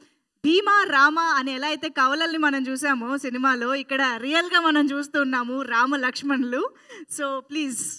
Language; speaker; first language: Telugu; native; Telugu